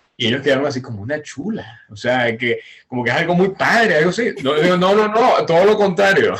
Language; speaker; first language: Spanish; native; Spanish